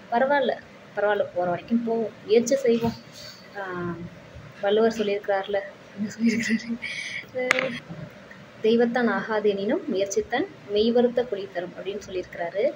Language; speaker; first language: Tamil; native; Tamil